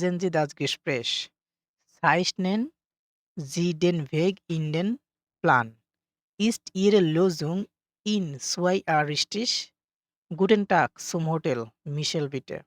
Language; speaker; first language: German; non-native, local second language; Bangla